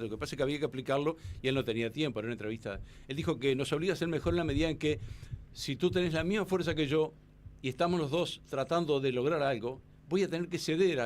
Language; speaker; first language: Spanish; native; Spanish